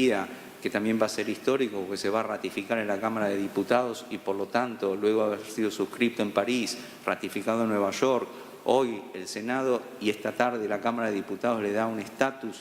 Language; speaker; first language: Spanish; native; Spanish